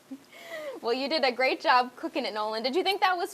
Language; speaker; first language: English; native; English